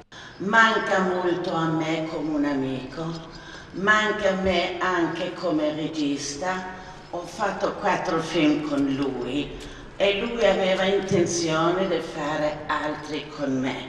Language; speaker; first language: Italian; non-native, fluent; Swedish